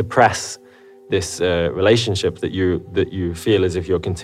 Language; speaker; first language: English; native; English